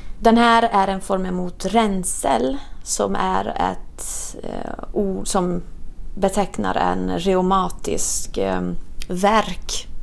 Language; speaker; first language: Swedish; non-native, fluent; Italian